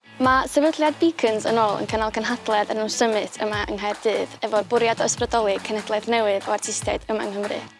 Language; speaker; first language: Welsh; native; Welsh